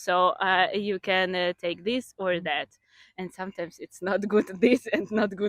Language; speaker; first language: English; non-native, fluent; Ukrainian